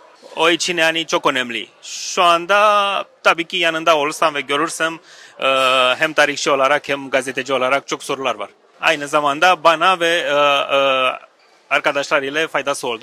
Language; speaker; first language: Turkish; non-native, learner; Romanian